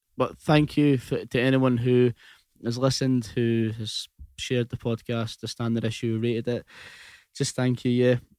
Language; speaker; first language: English; native; English